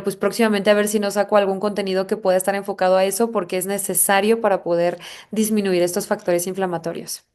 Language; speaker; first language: Spanish; native; Spanish